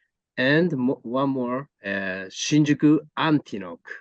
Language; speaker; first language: English; non-native, learner; Japanese